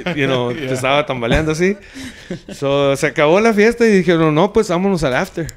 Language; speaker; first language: Spanish; native; Spanish